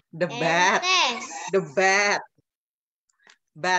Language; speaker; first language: English; non-native, fluent; Indonesian